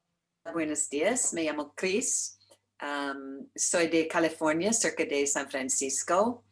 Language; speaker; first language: Spanish; non-native, learner; English